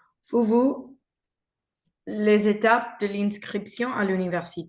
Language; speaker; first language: French; non-native, learner; Spanish